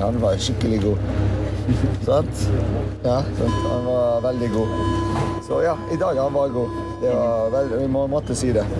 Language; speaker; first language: Norwegian; non-native, fluent; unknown